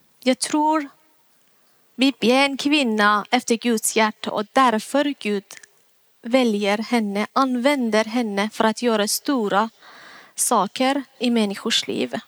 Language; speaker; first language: Swedish; non-native, fluent; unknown